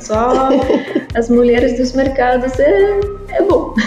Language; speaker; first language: Portuguese; non-native, learner; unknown